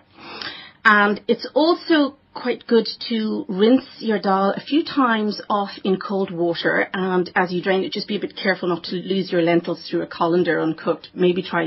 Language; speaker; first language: English; native; English